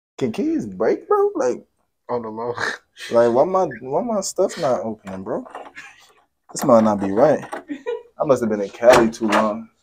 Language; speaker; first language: English; native; English